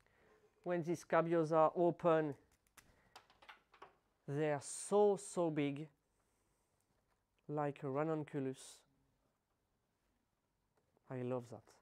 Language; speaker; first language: English; non-native, learner; French